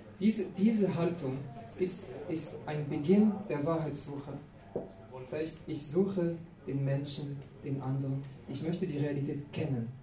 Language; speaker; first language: German; non-native, fluent; French